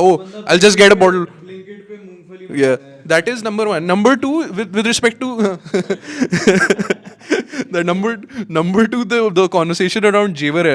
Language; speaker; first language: English; non-native, local second language; Hindi